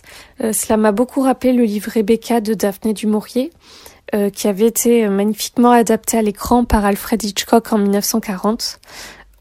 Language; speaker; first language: French; native; French